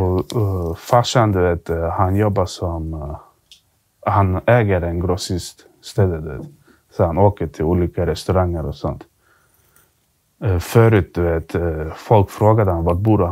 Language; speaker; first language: Swedish; early bilingual, other home language; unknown